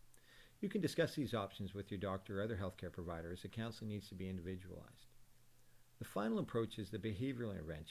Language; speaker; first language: English; native; English